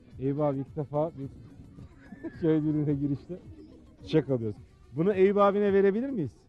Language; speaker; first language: Turkish; native; Turkish